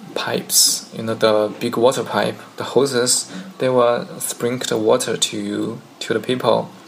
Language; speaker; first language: English; non-native, fluent; Chinese